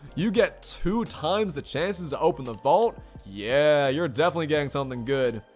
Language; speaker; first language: English; native; English